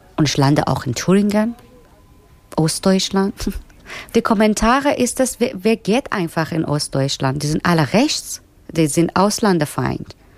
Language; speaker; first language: German; non-native, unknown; Persian